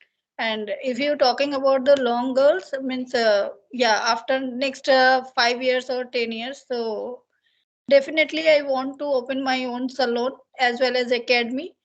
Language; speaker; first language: English; non-native, learner; Hindi